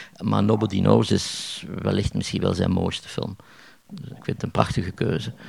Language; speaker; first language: Dutch; native; Dutch